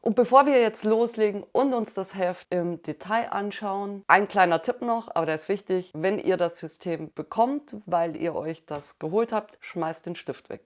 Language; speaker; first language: German; native; German